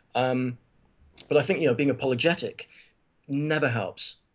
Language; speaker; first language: English; native; English